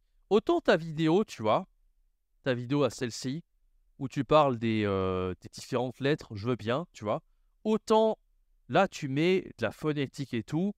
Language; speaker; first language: French; native; French